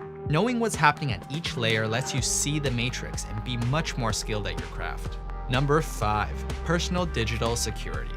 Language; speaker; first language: English; native; English